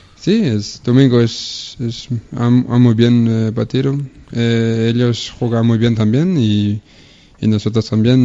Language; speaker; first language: Spanish; non-native, learner; Danish